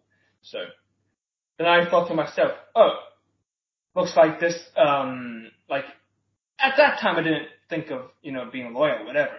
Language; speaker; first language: English; non-native, local second language; Cantonese